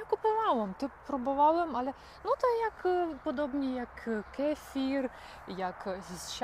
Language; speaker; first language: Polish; non-native, learner; Ukrainian